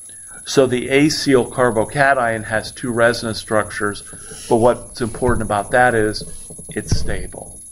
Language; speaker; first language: English; native; English